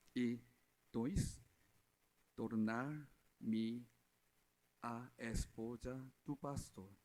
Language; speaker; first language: Portuguese; non-native, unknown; Korean